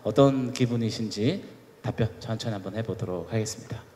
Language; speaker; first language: Korean; native; Korean